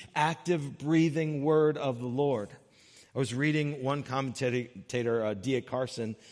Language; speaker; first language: English; native; English